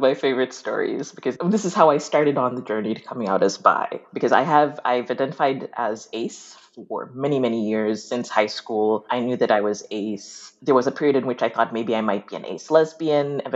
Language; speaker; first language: English; non-native, local second language; Ganda